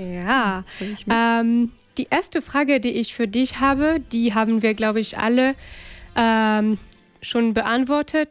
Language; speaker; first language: German; non-native, fluent; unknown